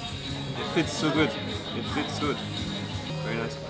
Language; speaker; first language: English; non-native, fluent; German